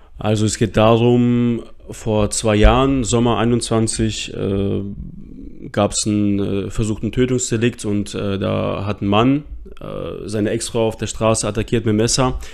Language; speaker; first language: German; early bilingual, other home language; Russian